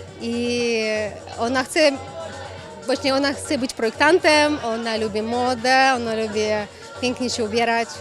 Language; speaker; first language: Polish; non-native, fluent; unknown